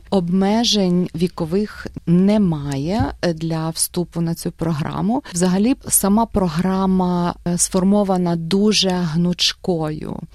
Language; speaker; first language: Ukrainian; native; Ukrainian